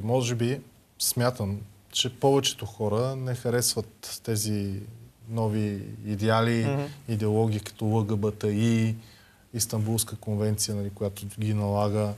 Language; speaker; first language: Bulgarian; native; Bulgarian